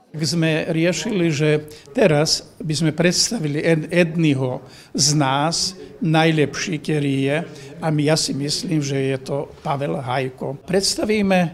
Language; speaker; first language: Slovak; native; Slovak